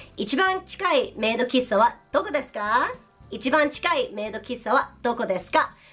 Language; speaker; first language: Japanese; early bilingual, heritage; Japanese